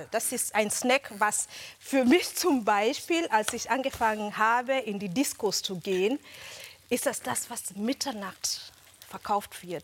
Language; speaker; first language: German; non-native, fluent; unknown